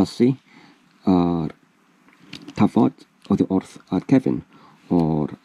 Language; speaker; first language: Welsh; non-native, learner; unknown